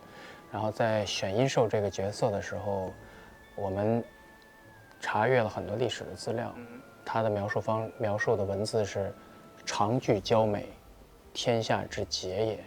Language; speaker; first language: Chinese; native; Chinese